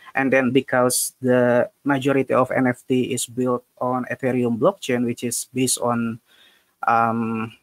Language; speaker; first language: English; non-native, fluent; Indonesian